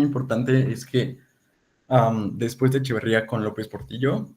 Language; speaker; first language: Spanish; native; Spanish